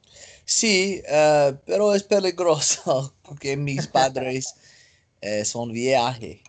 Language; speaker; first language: Spanish; non-native, learner; English